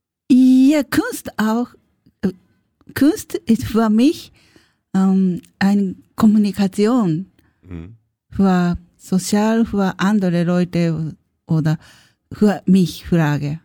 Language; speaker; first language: German; non-native, learner; Japanese